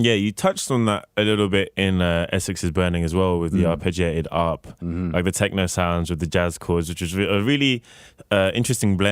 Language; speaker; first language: English; native; English